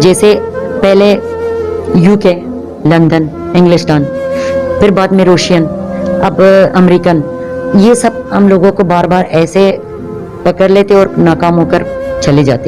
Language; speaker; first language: Hindi; non-native, fluent; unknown